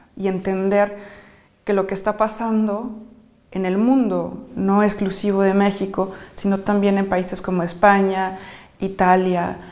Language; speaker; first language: Spanish; native; Spanish